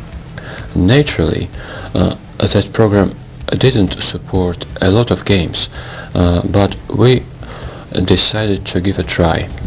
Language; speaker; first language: English; non-native, fluent; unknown